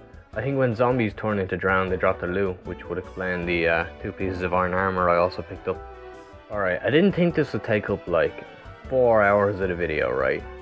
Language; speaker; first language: English; native; English